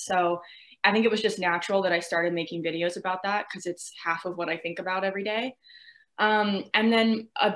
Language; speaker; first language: English; native; English